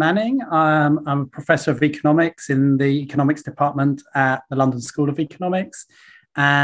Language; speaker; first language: English; native; English